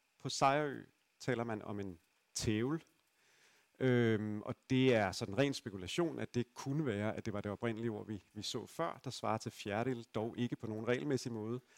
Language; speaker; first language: Danish; native; Danish